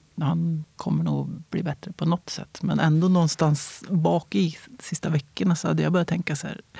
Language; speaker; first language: Swedish; native; Swedish